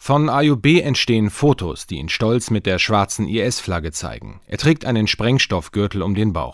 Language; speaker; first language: German; native; German